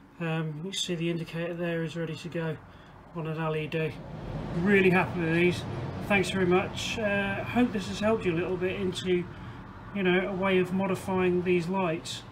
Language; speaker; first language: English; native; English